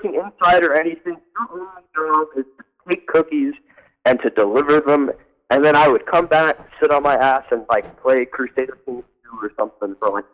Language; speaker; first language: English; native; English